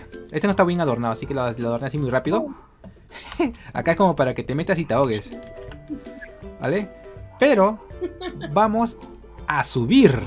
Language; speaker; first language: Spanish; native; Spanish